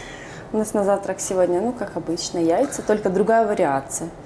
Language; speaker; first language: Russian; native; Russian